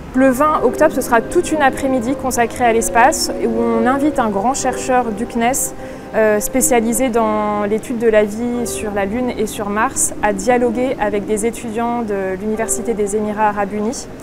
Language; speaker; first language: French; native; French